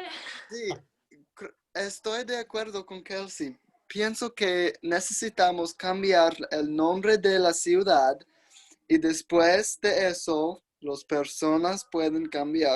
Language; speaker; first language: Spanish; non-native, learner; English